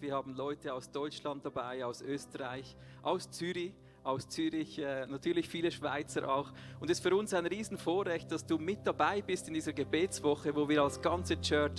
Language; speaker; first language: German; native; German